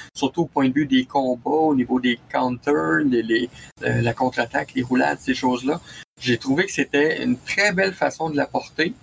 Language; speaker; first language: French; native; French